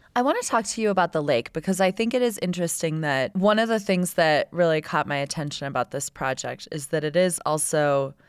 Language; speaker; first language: English; native; English